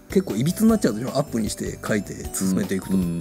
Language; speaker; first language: Japanese; native; Japanese